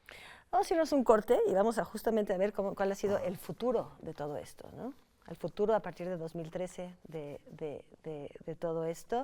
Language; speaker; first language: Spanish; native; Spanish